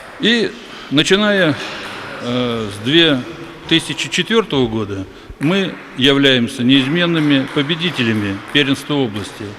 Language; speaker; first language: Russian; native; Russian